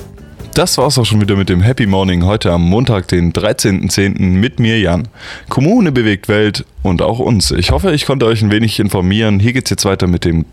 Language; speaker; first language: German; native; German